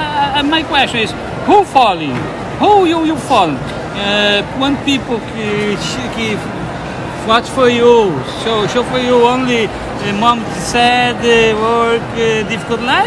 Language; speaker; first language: English; non-native, learner; Portuguese